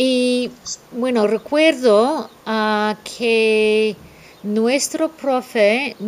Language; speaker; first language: Spanish; non-native, fluent; English